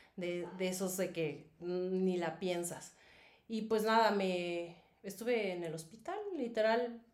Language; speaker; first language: Spanish; native; Spanish